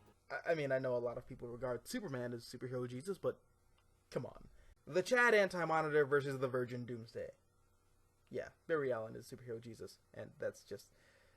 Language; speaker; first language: English; native; English